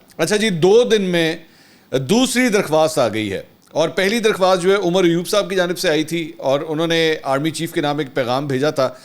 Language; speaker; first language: Urdu; native; Urdu